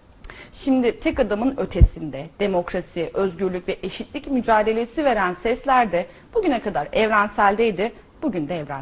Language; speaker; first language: Turkish; native; Turkish